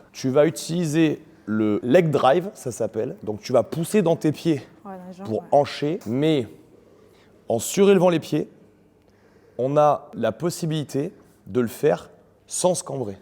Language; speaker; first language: French; native; French